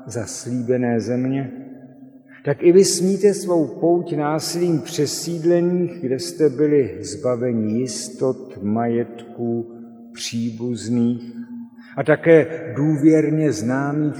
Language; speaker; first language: Czech; native; Czech